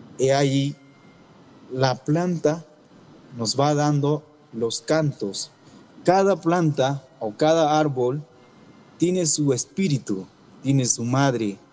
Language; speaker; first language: Spanish; non-native, local second language; Shipibo-Conibo